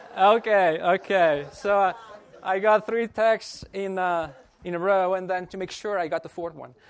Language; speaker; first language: English; non-native, fluent; Portuguese